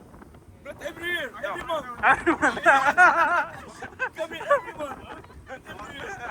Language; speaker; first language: English; non-native, learner; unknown